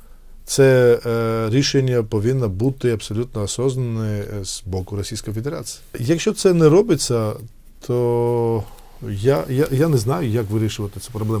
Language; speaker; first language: Ukrainian; non-native, fluent; Georgian